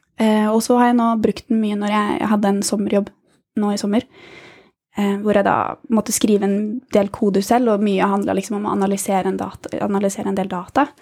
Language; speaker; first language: Norwegian; native; Norwegian